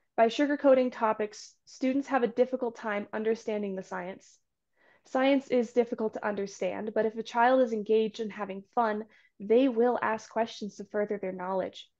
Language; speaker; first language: English; native; English